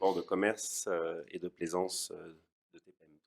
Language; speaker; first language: French; native; French